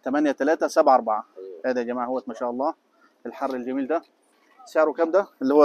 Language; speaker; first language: Arabic; native; Arabic